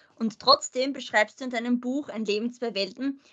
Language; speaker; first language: German; non-native, fluent; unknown